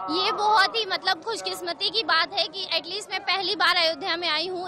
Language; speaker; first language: Hindi; native; Hindi